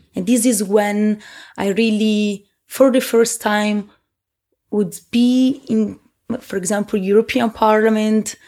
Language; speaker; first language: English; early bilingual, heritage; Italian